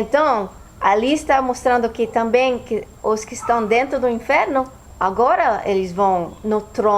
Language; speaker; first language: Portuguese; non-native, fluent; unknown